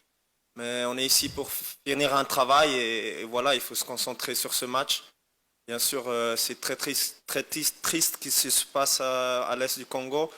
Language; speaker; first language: French; non-native, fluent; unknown